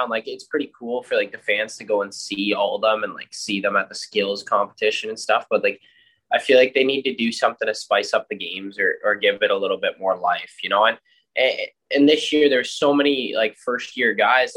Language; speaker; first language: English; native; English